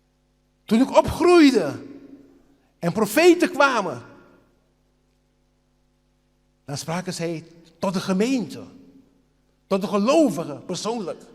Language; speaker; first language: Dutch; non-native, local second language; Papiamento